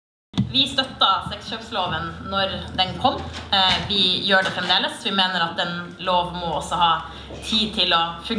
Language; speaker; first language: Norwegian; native; Norwegian